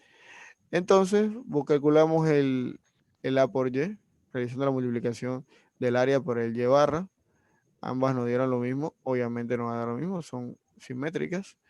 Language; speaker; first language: Spanish; native; Spanish